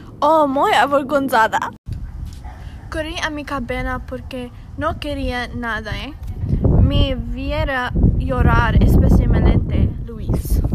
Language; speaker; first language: Spanish; non-native, learner; English